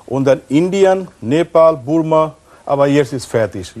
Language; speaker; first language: German; non-native, learner; Bangla